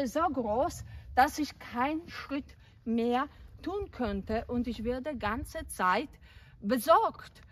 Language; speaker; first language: German; non-native, fluent; Polish